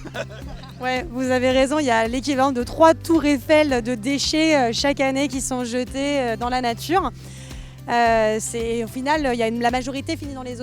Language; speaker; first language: French; native; French